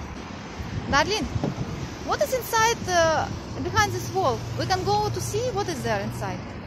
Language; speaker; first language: English; non-native, learner; Russian